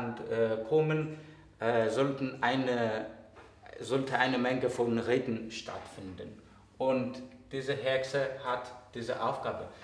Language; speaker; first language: German; non-native, fluent; Greek